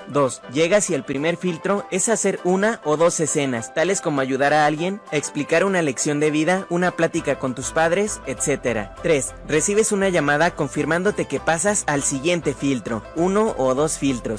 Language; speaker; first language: Spanish; native; Spanish